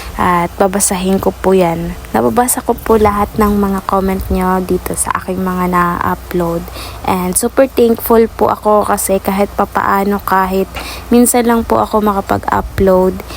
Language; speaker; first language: Filipino; non-native, local second language; Bikol